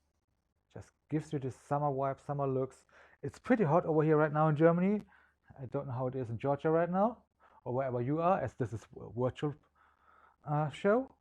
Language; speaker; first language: English; non-native, fluent; German